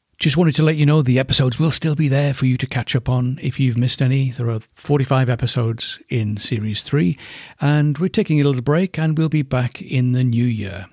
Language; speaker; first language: English; native; English